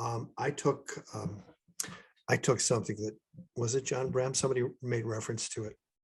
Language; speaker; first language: English; native; English